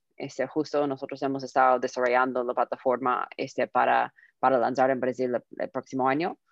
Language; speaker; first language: Spanish; non-native, fluent; English